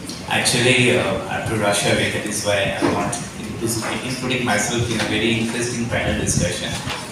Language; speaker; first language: English; non-native, local second language; Bangla